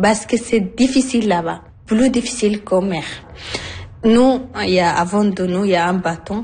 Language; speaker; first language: French; non-native, learner; Arabic